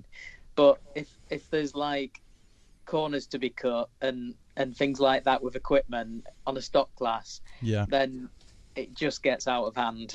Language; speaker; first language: English; native; English